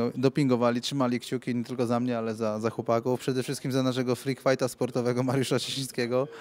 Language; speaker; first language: Polish; native; Polish